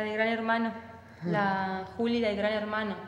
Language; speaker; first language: Spanish; native; Spanish